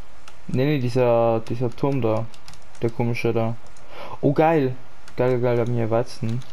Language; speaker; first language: German; native; German